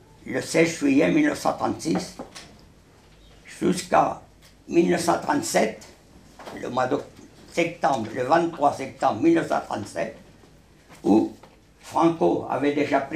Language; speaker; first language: French; early bilingual, other home language; Spanish